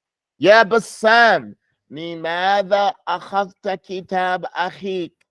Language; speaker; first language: Arabic; non-native, fluent; English